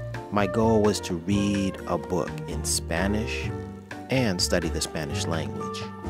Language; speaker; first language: English; native; English